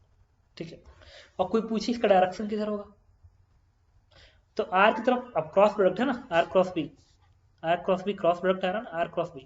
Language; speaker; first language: Hindi; native; Hindi